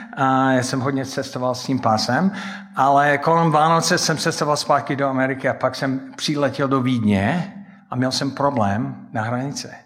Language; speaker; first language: Czech; non-native, fluent; English